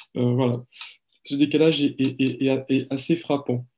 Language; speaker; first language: French; native; French